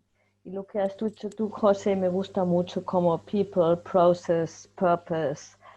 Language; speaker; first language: Spanish; non-native, fluent; German